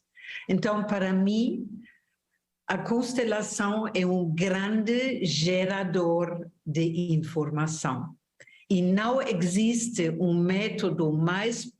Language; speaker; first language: Portuguese; non-native, fluent; German